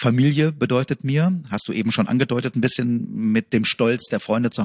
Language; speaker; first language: German; native; German